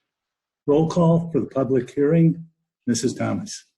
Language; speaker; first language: English; native; English